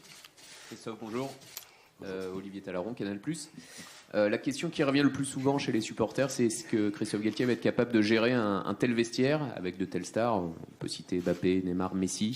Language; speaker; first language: French; native; French